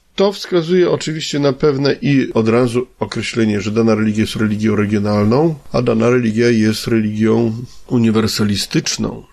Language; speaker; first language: Polish; native; Polish